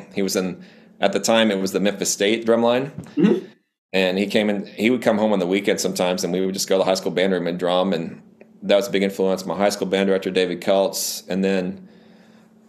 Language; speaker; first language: English; native; English